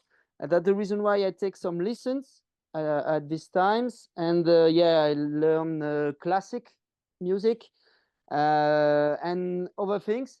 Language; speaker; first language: English; non-native, learner; French